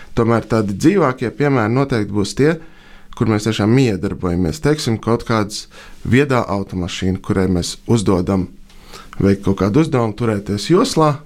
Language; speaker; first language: Latvian; native; Latvian